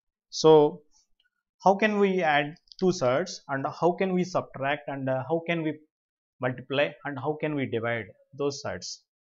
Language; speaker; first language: English; non-native, local second language; Telugu